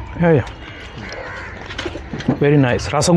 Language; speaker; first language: English; non-native, fluent; Sinhala